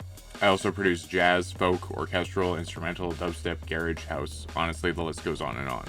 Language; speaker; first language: English; native; English